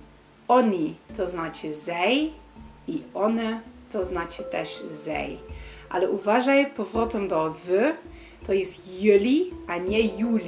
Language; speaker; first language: Polish; non-native, learner; Dutch